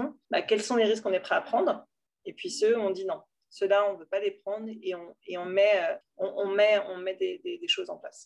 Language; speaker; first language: French; native; French